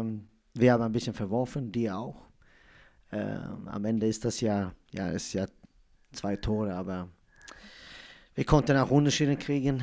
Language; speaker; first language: German; non-native, fluent; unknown